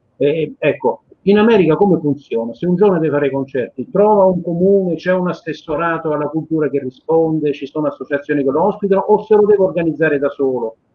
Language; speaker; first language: Italian; native; Italian